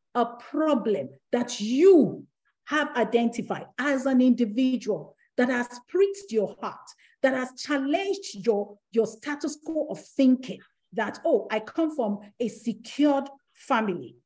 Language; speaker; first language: English; non-native, local second language; Yoruba